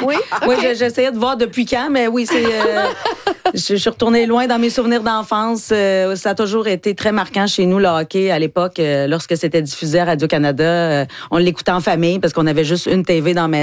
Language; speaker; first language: French; native; French